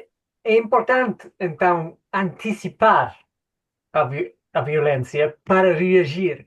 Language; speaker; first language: Portuguese; non-native, fluent; English